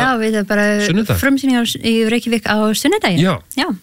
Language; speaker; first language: Icelandic; non-native, learner; English